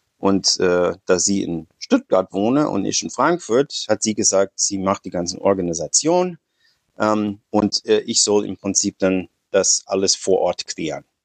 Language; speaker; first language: German; non-native, fluent; English